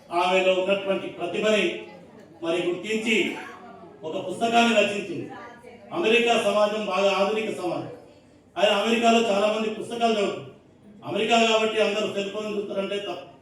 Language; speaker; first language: Telugu; native; Telugu